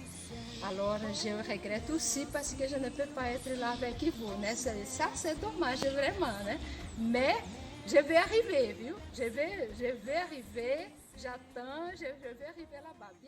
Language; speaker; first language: French; non-native, fluent; Portuguese